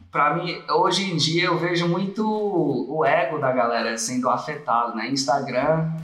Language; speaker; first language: Portuguese; non-native, fluent; English